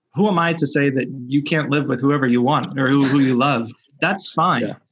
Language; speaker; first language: English; early bilingual, other home language; Spanish